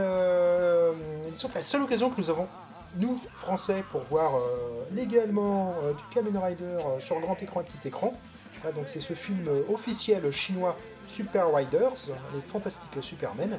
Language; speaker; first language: French; native; French